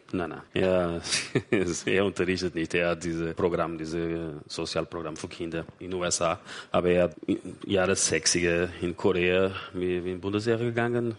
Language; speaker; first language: German; non-native, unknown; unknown